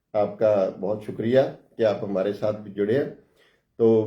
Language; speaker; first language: Hindi; non-native, local second language; Punjabi